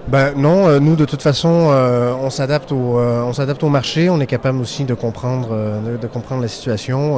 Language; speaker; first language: French; native; French